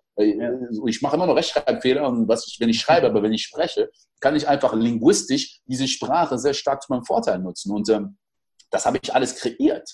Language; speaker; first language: German; early bilingual, other home language; French